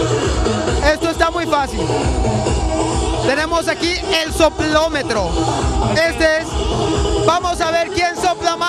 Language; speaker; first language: Spanish; native; Spanish